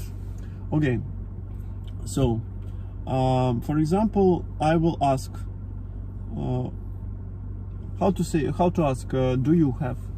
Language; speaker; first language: English; non-native, learner; Russian